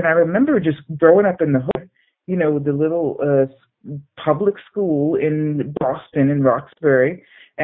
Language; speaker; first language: English; native; English